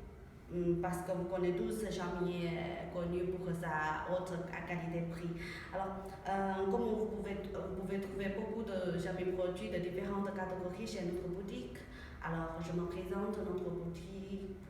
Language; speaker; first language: French; non-native, learner; Chinese